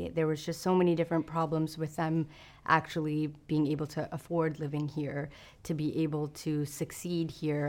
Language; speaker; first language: English; native; English